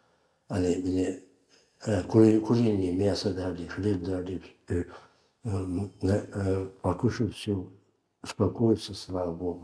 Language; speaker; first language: Russian; non-native, learner; Uzbek